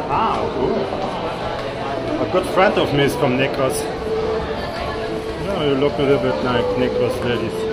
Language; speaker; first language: English; non-native, learner; German